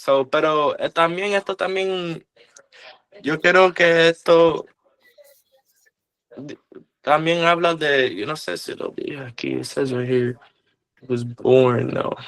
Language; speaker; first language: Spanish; early bilingual, heritage; Spanish